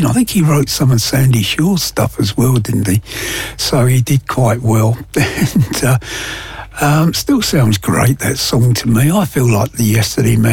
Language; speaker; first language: English; native; English